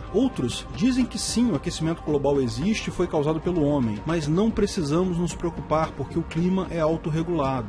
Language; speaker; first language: Portuguese; native; Portuguese